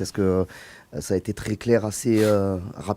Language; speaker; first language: French; native; French